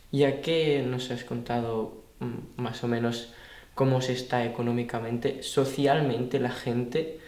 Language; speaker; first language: Spanish; non-native, local second language; Catalan